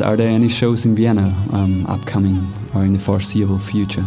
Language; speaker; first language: English; non-native, fluent; German